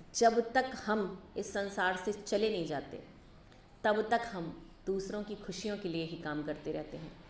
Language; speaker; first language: Hindi; native; Hindi